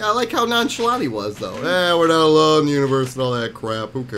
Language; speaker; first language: English; native; English